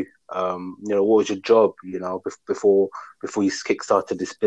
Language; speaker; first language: English; native; English